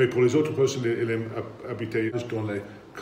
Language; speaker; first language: French; non-native, learner; English